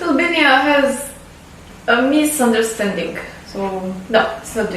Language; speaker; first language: English; non-native, fluent; Albanian